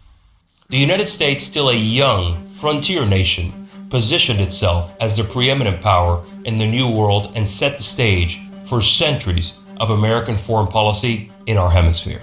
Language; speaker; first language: English; native; English